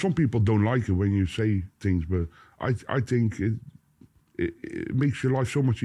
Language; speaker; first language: English; non-native, fluent; Dutch